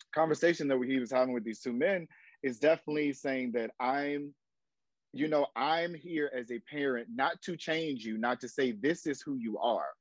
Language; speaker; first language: English; native; English